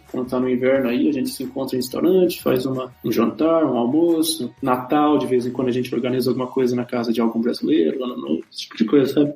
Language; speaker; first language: Portuguese; native; Portuguese